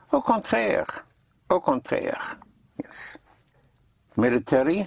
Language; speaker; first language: French; non-native, fluent; English